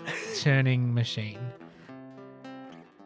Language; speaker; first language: English; native; English